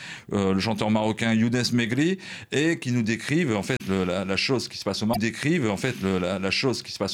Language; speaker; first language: French; native; French